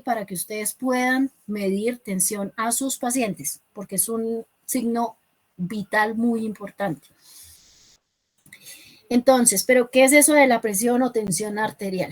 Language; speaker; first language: Spanish; native; Spanish